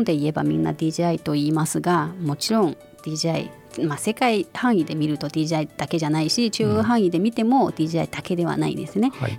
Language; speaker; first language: Japanese; non-native, fluent; Chinese